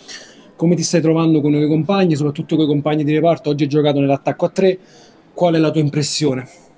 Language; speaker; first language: Italian; native; Italian